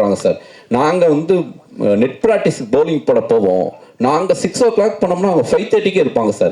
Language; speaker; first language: Tamil; native; Tamil